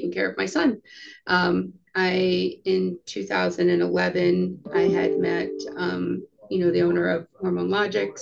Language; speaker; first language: English; native; English